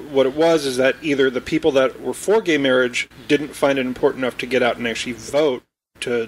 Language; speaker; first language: English; native; English